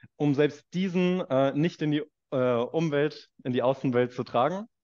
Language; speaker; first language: German; native; German